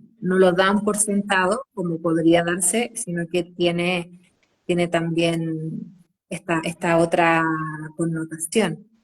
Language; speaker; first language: Spanish; native; Spanish